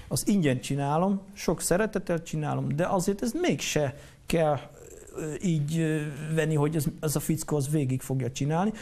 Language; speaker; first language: Hungarian; non-native, fluent; Dutch